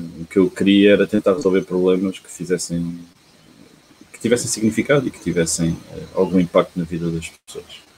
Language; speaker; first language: Portuguese; early bilingual, heritage; Portuguese